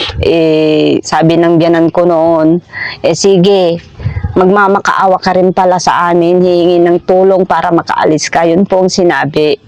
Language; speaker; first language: Filipino; non-native, local second language; Iloko